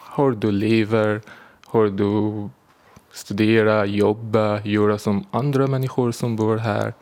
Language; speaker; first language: Swedish; non-native, learner; Arabic